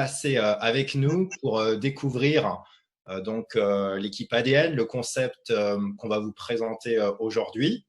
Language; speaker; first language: French; native; French